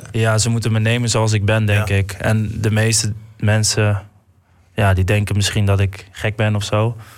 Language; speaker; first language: Dutch; native; Dutch